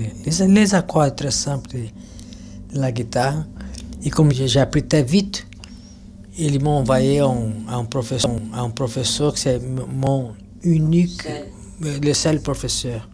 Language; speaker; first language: French; non-native, learner; Portuguese